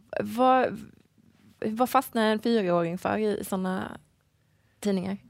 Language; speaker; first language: Swedish; native; Swedish